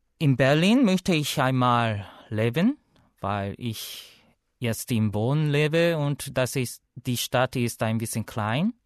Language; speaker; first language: German; non-native, learner; Korean